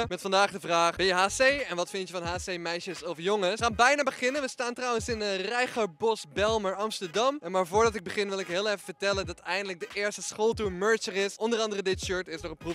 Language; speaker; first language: Dutch; native; Dutch